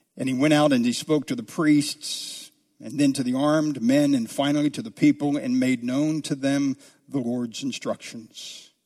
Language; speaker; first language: English; native; English